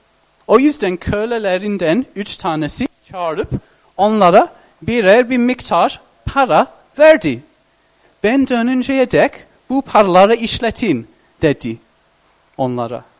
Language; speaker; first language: Turkish; non-native, fluent; English